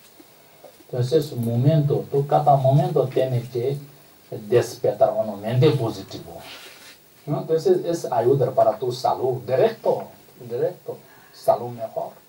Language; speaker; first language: Spanish; non-native, learner; Tibetan